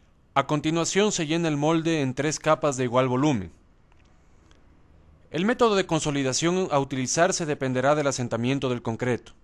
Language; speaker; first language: Spanish; native; Spanish